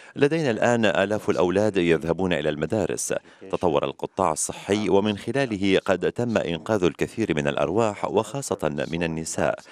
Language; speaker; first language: Arabic; non-native, fluent; Persian